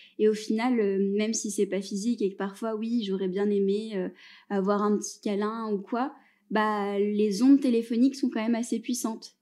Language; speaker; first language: French; native; French